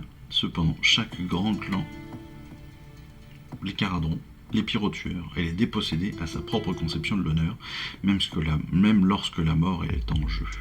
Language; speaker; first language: French; native; French